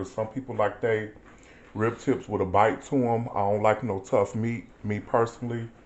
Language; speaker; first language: English; native; English